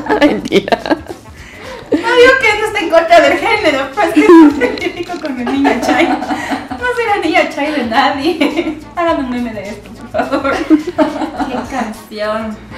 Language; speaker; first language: Spanish; native; Spanish